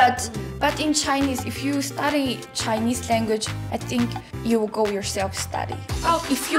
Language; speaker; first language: English; non-native, learner; Mongolian